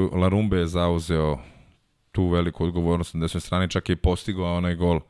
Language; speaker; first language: Serbian; native; Serbian